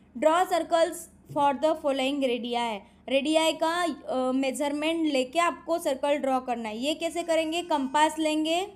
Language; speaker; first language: Hindi; non-native, local second language; Marathi